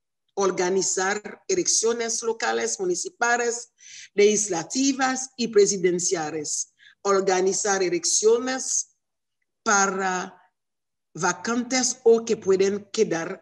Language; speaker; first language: Spanish; non-native, learner; Haitian Creole